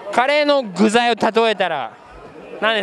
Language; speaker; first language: Japanese; early bilingual, heritage; English